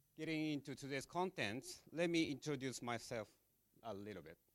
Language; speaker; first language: English; non-native, fluent; Japanese